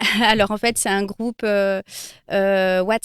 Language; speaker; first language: French; native; French